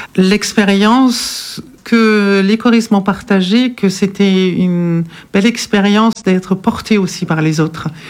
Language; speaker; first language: French; non-native, fluent; German